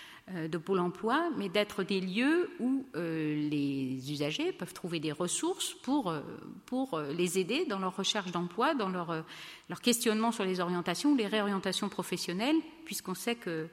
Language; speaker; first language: French; native; French